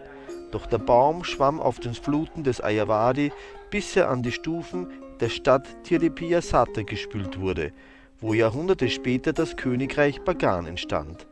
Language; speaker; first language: German; native; German